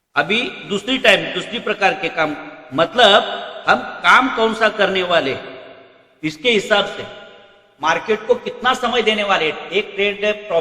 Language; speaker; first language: Hindi; non-native, local second language; Marathi